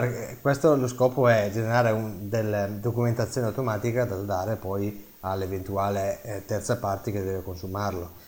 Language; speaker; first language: Italian; native; Italian